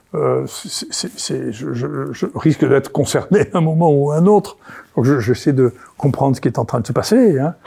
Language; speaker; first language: French; native; French